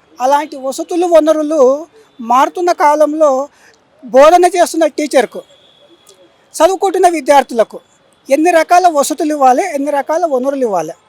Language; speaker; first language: Telugu; native; Telugu